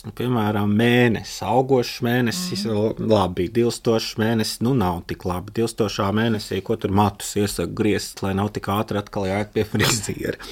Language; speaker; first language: Latvian; native; Latvian